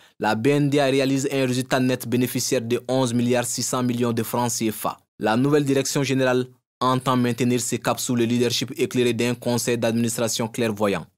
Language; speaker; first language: French; non-native, local second language; Bambara